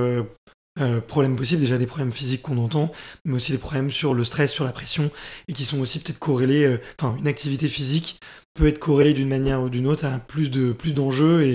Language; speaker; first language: French; native; French